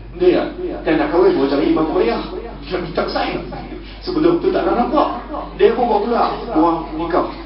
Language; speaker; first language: Malay; native; Malay